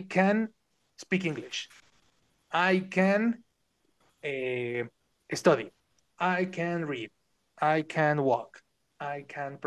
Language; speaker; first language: English; non-native, fluent; Spanish